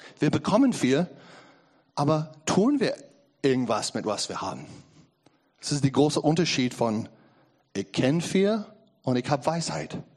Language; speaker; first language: German; non-native, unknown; English